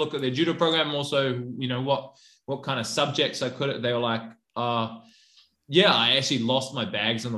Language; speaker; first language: English; native; English